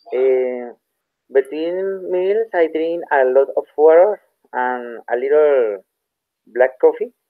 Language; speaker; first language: English; non-native, learner; Spanish